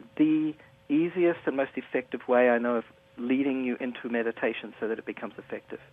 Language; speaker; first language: English; native; English